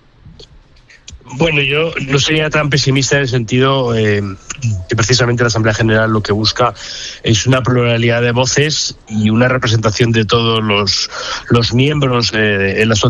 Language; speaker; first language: Spanish; native; Spanish